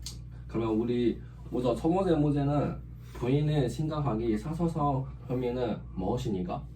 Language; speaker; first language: Korean; non-native, learner; Chinese